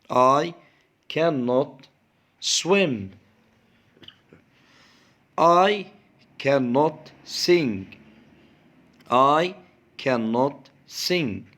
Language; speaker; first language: English; non-native, fluent; Arabic